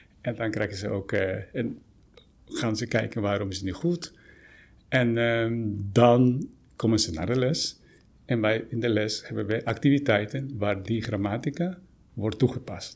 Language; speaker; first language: Dutch; non-native, fluent; Spanish